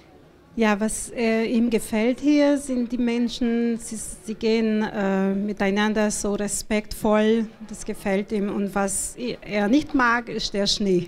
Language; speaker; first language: German; non-native, fluent; Portuguese